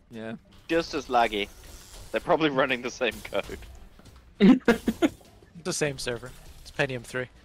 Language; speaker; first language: English; native; English